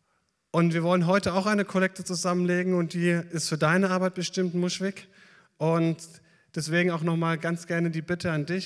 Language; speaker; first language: German; native; German